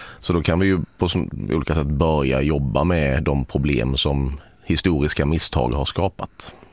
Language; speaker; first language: Swedish; native; Swedish